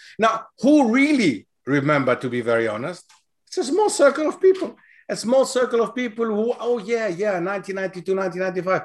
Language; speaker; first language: English; non-native, fluent; Greek